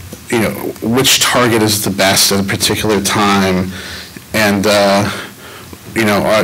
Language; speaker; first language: English; native; English